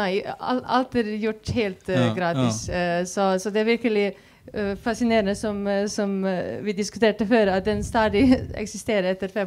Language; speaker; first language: Swedish; non-native, fluent; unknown